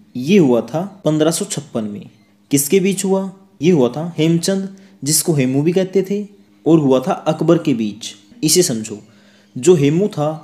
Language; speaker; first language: Hindi; native; Hindi